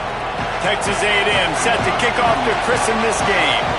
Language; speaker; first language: English; native; English